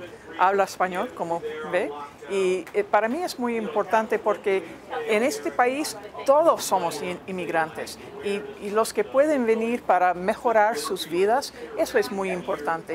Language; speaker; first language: Spanish; non-native, fluent; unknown